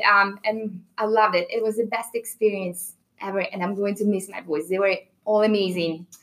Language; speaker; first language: English; non-native, fluent; Russian